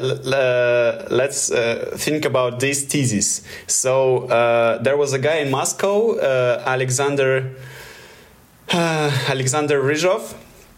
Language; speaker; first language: English; non-native, learner; Russian